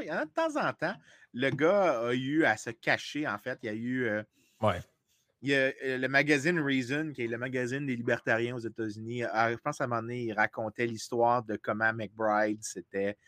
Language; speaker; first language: French; native; French